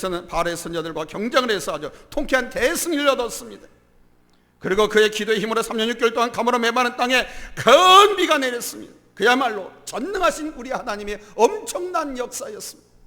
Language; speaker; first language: Korean; native; Korean